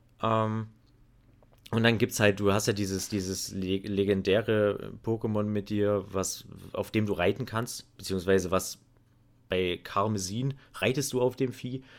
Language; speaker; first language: German; native; German